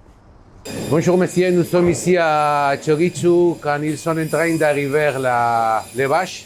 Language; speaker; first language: French; non-native, learner; Basque